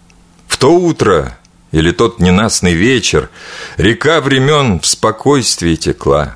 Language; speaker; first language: Russian; native; Russian